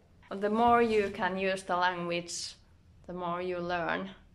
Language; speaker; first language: English; non-native, fluent; Finnish